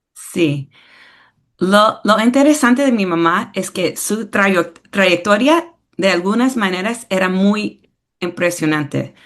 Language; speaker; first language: Spanish; early bilingual, heritage; English